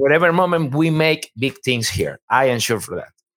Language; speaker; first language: English; non-native, learner; Spanish